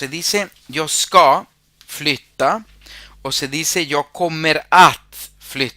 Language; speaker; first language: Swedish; non-native, fluent; Spanish